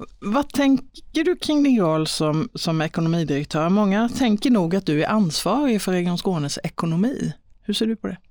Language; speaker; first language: Swedish; native; Swedish